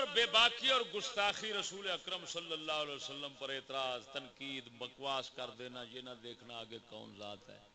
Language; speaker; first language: Urdu; non-native, local second language; Punjabi